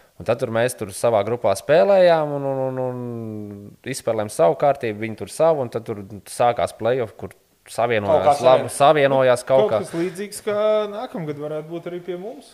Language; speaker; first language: Latvian; native; Latvian